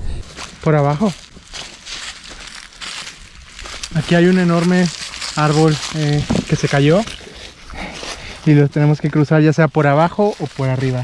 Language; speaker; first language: Spanish; native; Spanish